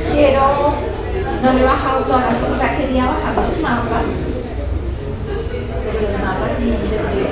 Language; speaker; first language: Spanish; native; Spanish